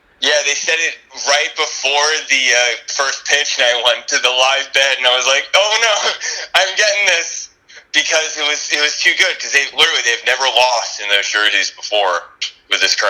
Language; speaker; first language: English; native; English